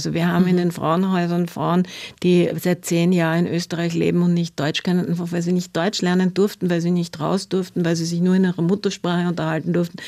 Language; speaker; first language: German; native; German